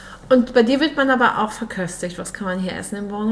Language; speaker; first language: German; native; German